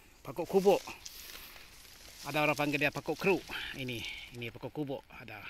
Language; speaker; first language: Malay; non-native, local second language; Iban